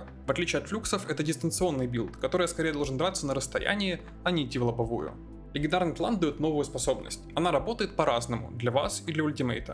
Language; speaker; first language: Russian; native; Russian